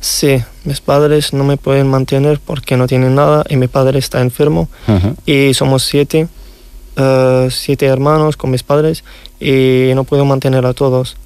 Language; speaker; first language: Spanish; non-native, learner; Riffian